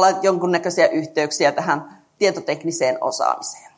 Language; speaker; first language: Finnish; native; Finnish